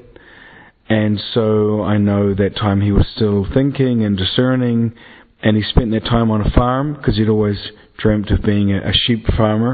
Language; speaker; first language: English; native; English